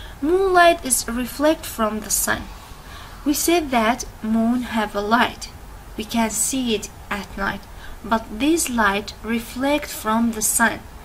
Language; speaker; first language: English; non-native, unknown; Central Kurdish